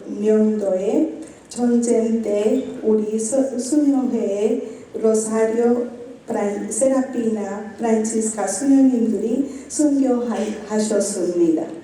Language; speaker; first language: Korean; non-native, learner; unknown